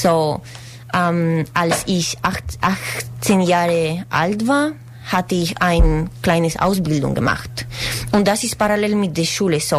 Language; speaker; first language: German; non-native, learner; Spanish